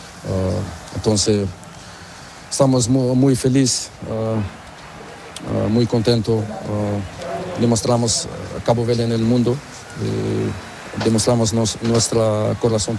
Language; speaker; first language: Spanish; non-native, learner; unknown